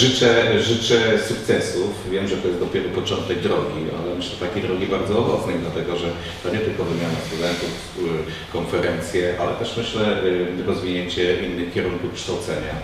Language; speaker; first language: Polish; native; Polish